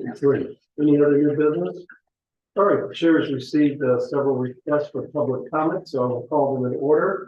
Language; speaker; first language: English; native; English